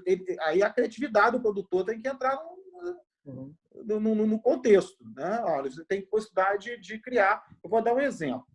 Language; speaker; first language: Portuguese; native; Portuguese